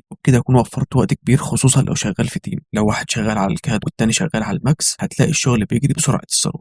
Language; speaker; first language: Arabic; native; Arabic